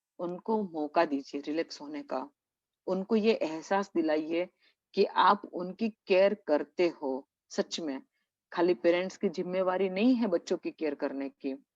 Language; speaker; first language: Hindi; non-native, local second language; Gujarati